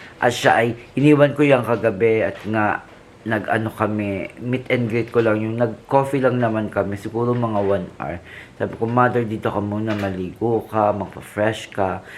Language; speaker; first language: Filipino; native; Filipino